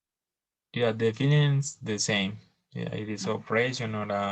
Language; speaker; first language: English; non-native, learner; Spanish